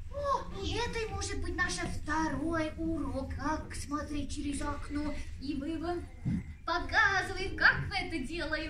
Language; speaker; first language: Russian; non-native, learner; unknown